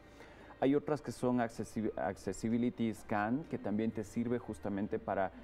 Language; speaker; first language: Spanish; native; Spanish